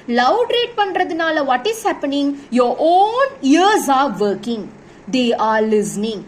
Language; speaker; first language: English; non-native, local second language; Tamil